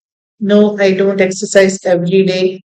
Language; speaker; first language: English; non-native, local second language; Hindi